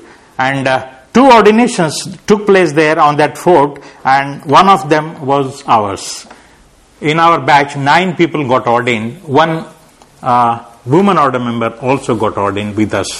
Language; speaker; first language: English; non-native, local second language; Marathi